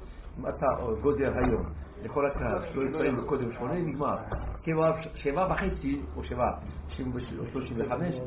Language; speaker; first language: Hebrew; non-native, fluent; French